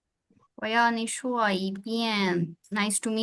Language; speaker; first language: Chinese; non-native, fluent; Urdu